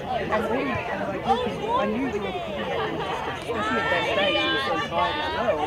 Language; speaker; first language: English; native; English